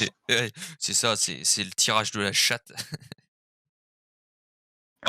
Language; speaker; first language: French; native; French